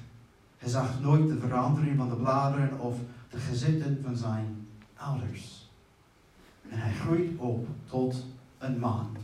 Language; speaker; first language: Dutch; non-native, fluent; English